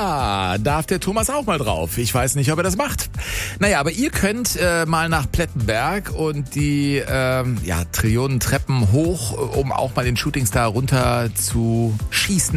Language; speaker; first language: German; native; German